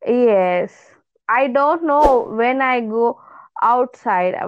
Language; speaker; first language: English; non-native, local second language; Telugu